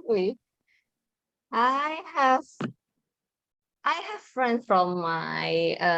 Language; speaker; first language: English; non-native, learner; Indonesian